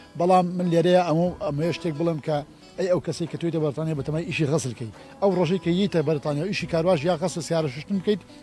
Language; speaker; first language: Central Kurdish; non-native, local second language; Gurani